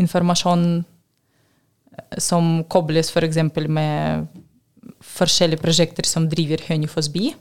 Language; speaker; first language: Norwegian; non-native, learner; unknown